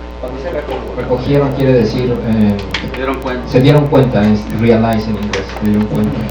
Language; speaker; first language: Spanish; native; Spanish